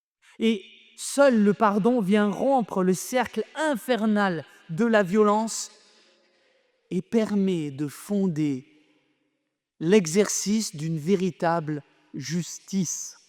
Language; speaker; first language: French; native; French